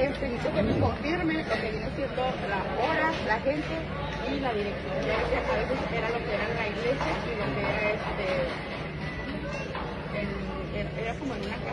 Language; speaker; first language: Spanish; native; Spanish